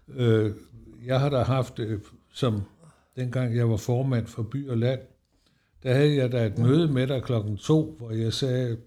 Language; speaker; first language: Danish; native; Danish